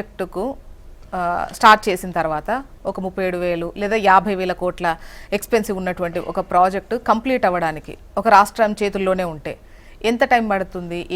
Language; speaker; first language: Telugu; native; Telugu